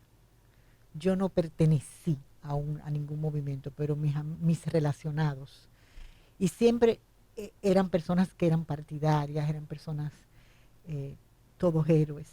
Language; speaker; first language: Spanish; native; Spanish